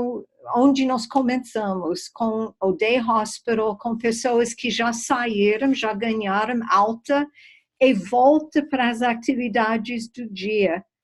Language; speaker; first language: Portuguese; non-native, fluent; English